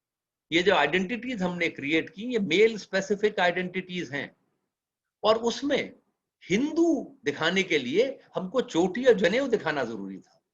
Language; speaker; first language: Hindi; native; Hindi